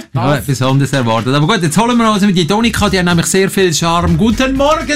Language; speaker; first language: German; native; German